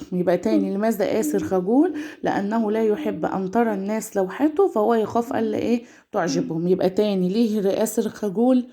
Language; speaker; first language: Arabic; native; Arabic